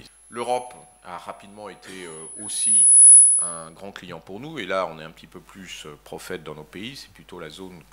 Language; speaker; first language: French; native; French